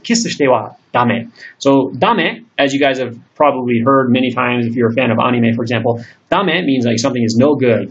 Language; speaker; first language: English; native; English